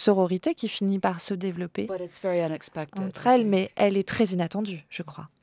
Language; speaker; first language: French; native; French